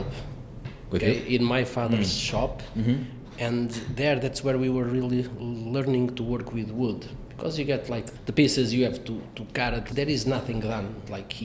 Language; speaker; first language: English; non-native, fluent; Portuguese